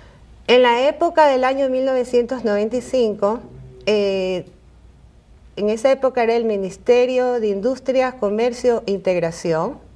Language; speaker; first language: Spanish; native; Spanish